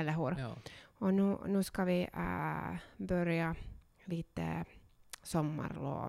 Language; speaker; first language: Swedish; non-native, local second language; Finnish